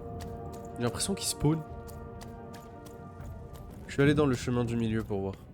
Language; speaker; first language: French; native; French